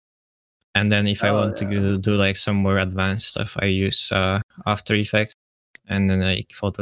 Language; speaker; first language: English; non-native, fluent; Polish